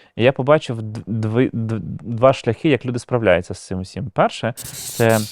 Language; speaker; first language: Ukrainian; native; Ukrainian